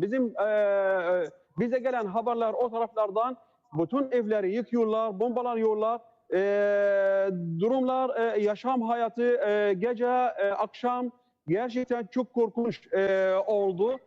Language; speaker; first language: Turkish; non-native, learner; Arabic